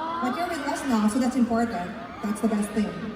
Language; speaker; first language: English; non-native, local second language; Filipino